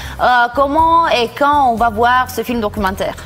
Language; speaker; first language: French; non-native, fluent; Romanian